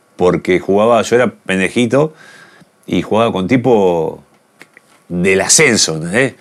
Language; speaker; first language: Spanish; native; Spanish